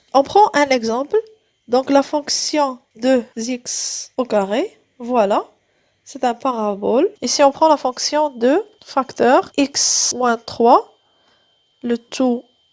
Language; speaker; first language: French; non-native, local second language; Arabic